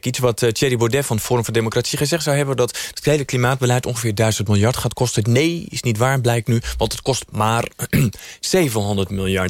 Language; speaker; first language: Dutch; native; Dutch